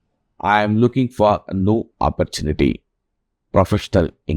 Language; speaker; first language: English; non-native, local second language; Telugu